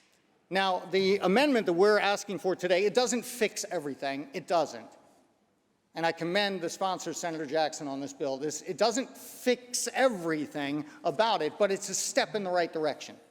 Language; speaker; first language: English; native; English